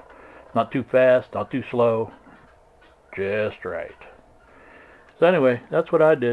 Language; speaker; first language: English; native; English